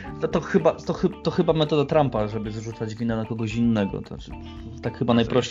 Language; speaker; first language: Polish; native; Polish